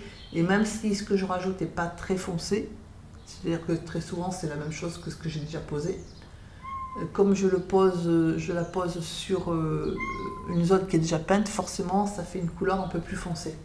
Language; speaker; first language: French; native; French